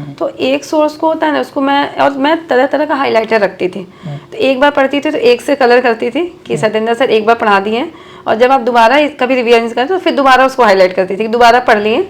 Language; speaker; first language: Hindi; native; Hindi